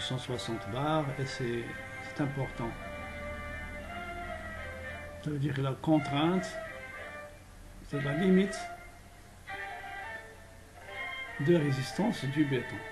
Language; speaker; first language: French; non-native, local second language; Arabic